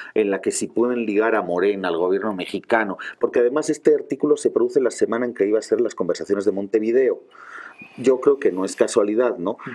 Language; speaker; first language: Spanish; native; Spanish